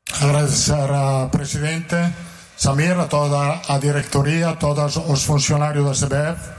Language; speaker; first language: Portuguese; non-native, fluent; Italian